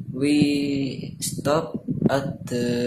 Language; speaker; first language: English; non-native, learner; Indonesian